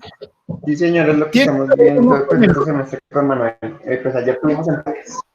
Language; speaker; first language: Spanish; native; Spanish